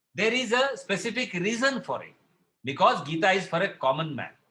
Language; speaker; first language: English; non-native, local second language; Marathi